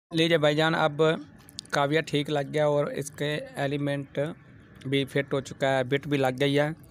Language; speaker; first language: Urdu; non-native, local second language; Punjabi